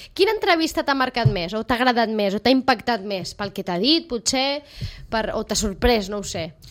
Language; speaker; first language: Catalan; native; Catalan